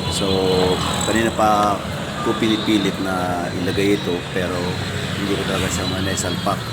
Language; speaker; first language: Filipino; native; Filipino